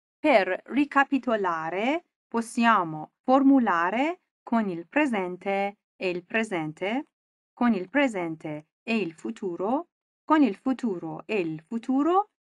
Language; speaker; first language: Italian; non-native, fluent; Persian